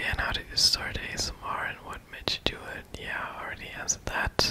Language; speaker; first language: English; non-native, fluent; German